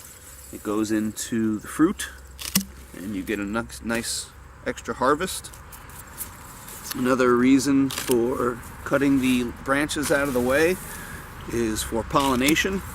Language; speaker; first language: English; native; English